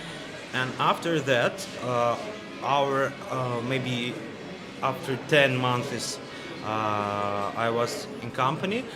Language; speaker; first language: English; non-native, learner; Russian